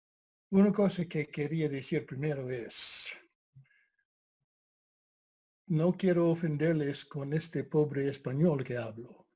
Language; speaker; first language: Spanish; non-native, fluent; English